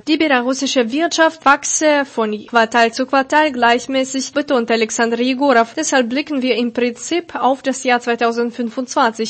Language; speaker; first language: German; non-native, fluent; Russian